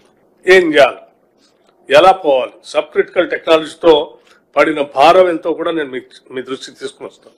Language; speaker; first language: Telugu; native; Telugu